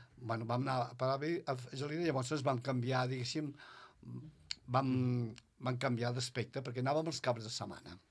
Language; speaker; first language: Catalan; native; Catalan